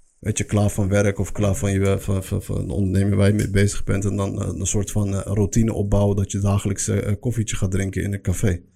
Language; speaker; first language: Dutch; early bilingual, other home language; Arabic